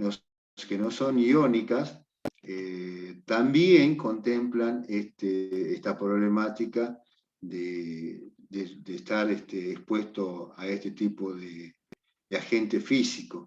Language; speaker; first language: Spanish; native; Spanish